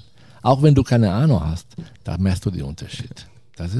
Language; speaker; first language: German; non-native, fluent; Italian